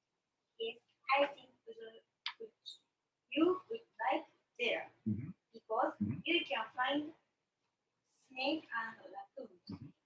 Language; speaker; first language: English; non-native, learner; Japanese